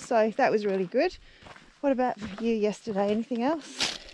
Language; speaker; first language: English; native; English